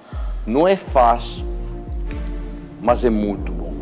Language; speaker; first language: Portuguese; non-native, fluent; French